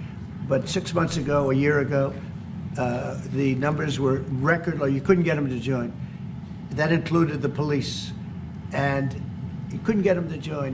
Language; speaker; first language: English; native; English